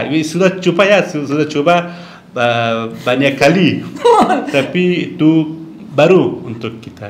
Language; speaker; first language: Indonesian; non-native, learner; Persian